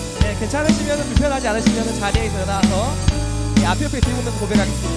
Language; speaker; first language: Korean; native; Korean